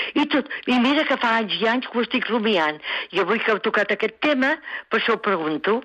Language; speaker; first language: Catalan; native; Catalan